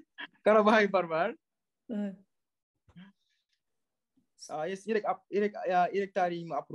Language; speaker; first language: Armenian; non-native, learner; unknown